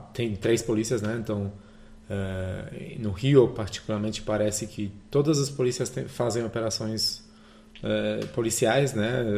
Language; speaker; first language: Portuguese; non-native, fluent; Polish